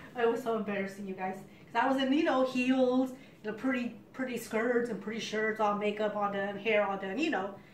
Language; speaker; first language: English; early bilingual, other home language; Spanish